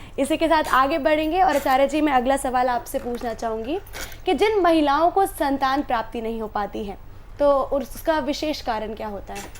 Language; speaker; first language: Hindi; native; Hindi